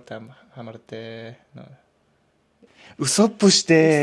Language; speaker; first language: Mongolian; non-native, learner; Japanese